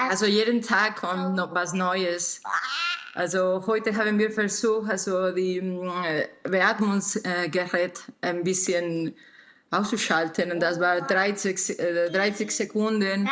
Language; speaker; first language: German; non-native, learner; Spanish